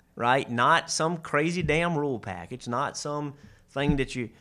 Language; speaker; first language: English; native; English